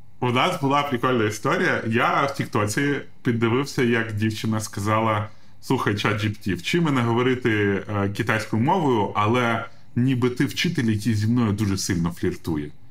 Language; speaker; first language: Ukrainian; non-native, local second language; Russian